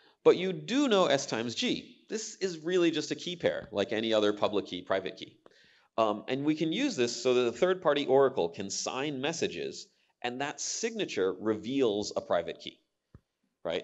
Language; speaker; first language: English; native; English